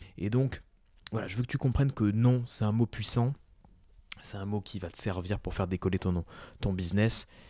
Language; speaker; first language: French; native; French